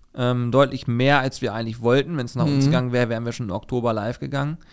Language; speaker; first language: German; native; German